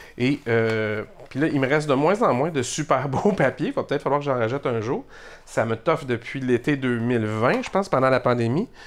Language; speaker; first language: French; native; French